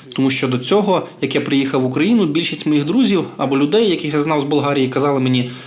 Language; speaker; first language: Ukrainian; non-native, fluent; Bulgarian